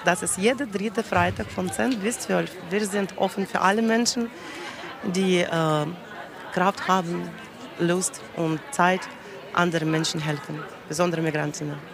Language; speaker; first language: German; non-native, learner; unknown